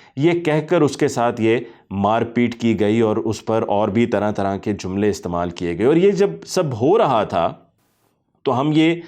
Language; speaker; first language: Urdu; native; Urdu